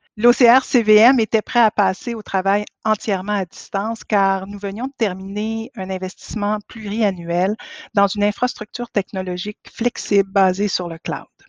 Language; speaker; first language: French; native; French